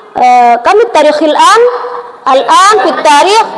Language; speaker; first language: Arabic; non-native, learner; Indonesian